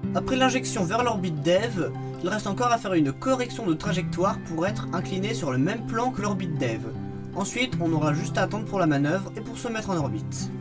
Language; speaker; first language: French; native; French